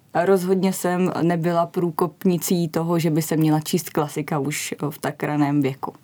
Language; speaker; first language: Czech; native; Czech